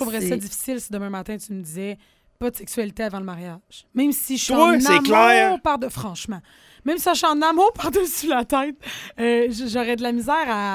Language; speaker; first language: French; native; French